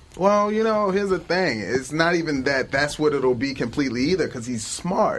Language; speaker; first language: English; native; English